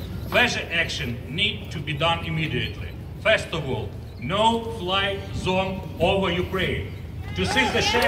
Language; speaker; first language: English; non-native, fluent; Ukrainian